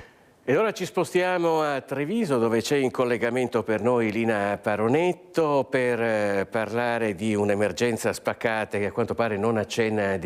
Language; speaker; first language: Italian; native; Italian